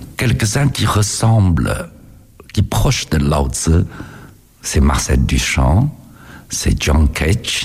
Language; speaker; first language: French; non-native, fluent; Chinese